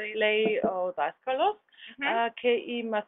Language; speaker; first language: Greek; non-native, learner; German